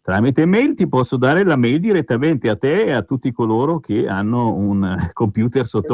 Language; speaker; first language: Italian; native; Italian